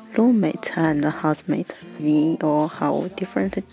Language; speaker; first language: English; non-native, learner; Chinese